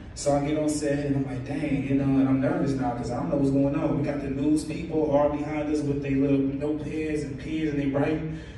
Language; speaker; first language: English; native; English